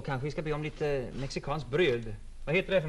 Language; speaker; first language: Swedish; non-native, fluent; English